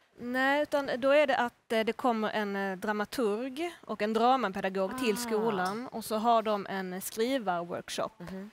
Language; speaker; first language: Swedish; native; Swedish